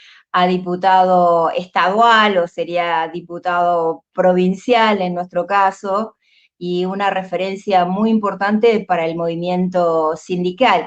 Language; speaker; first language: Spanish; native; Spanish